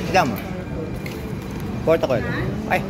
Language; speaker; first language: Italian; non-native, learner; Filipino